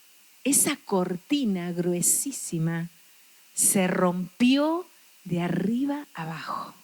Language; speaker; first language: Spanish; native; Spanish